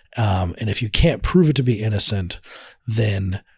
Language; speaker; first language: English; native; English